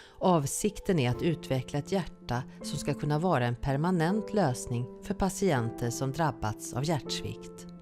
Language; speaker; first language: Swedish; native; Swedish